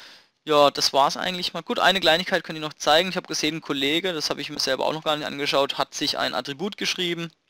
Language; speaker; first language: German; native; German